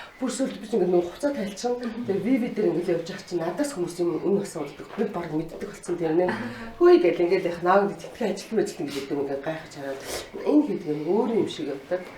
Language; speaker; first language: Mongolian; native; Mongolian